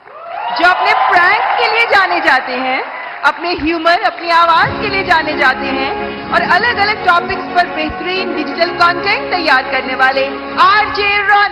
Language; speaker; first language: Hindi; native; Hindi